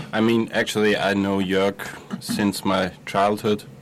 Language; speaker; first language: English; non-native, fluent; Spanish